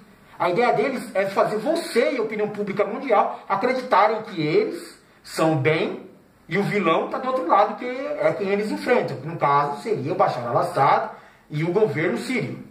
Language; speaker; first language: Portuguese; native; Portuguese